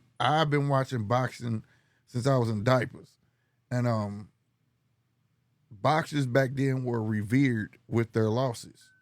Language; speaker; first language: English; native; English